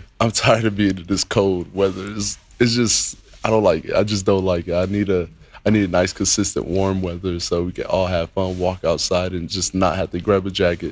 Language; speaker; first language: English; native; English